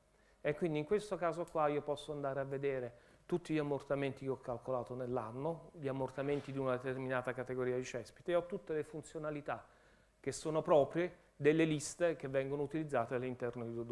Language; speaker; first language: Italian; native; Italian